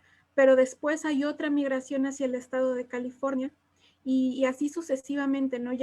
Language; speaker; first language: Spanish; native; Spanish